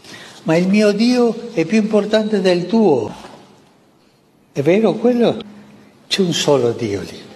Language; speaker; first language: Italian; non-native, fluent; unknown